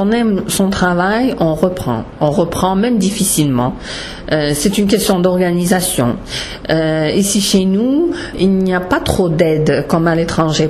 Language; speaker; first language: French; non-native, local second language; Arabic